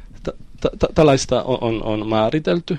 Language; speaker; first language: Finnish; non-native, fluent; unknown